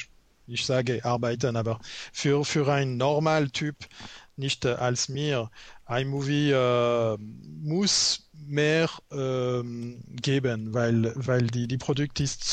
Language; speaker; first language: German; non-native, learner; French